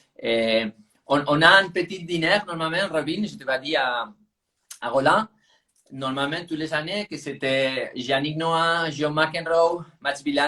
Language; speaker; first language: French; non-native, fluent; Spanish